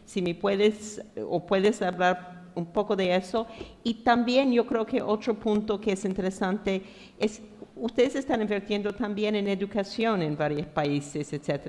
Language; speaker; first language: Spanish; non-native, fluent; English